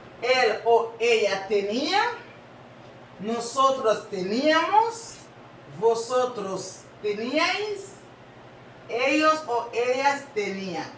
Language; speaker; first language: Spanish; non-native, learner; Haitian Creole